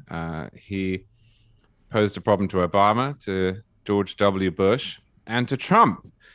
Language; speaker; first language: English; native; English